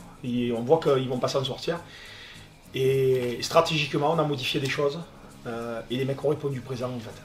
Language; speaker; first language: French; native; French